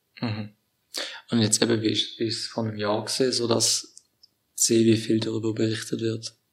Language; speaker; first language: German; native; German